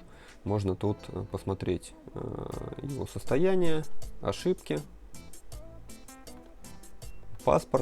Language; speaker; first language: Russian; native; Russian